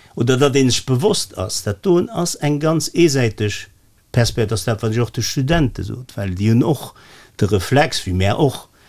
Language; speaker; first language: Luxembourgish; native; Luxembourgish